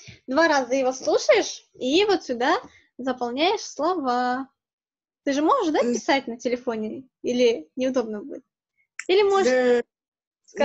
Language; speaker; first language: Russian; native; Russian